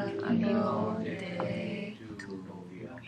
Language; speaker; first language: Spanish; non-native, learner; English